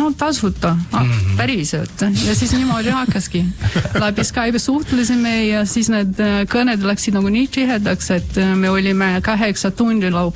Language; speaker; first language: Estonian; non-native, fluent; Portuguese